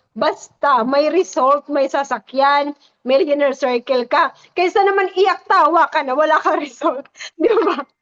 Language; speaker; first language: Filipino; non-native, local second language; Cebuano